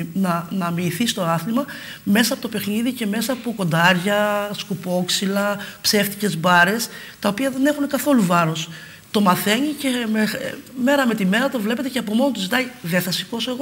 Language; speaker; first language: Greek; native; Greek